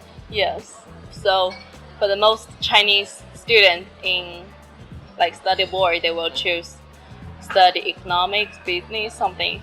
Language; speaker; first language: English; non-native, learner; Chinese